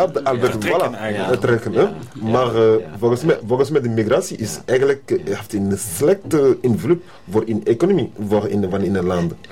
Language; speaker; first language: Dutch; non-native, learner; French